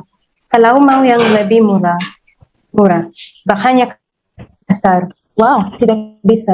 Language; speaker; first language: Indonesian; non-native, learner; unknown